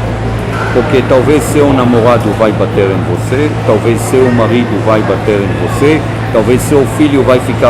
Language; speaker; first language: Portuguese; non-native, fluent; Hebrew